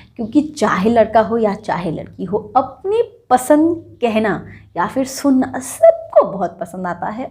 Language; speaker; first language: Hindi; non-native, local second language; Bangla